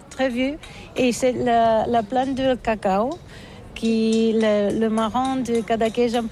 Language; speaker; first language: French; non-native, learner; Catalan